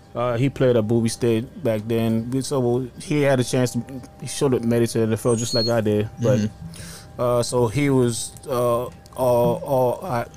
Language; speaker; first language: English; early bilingual, other home language; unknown